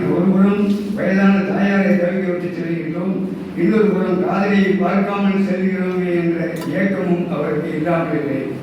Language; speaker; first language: Tamil; native; Tamil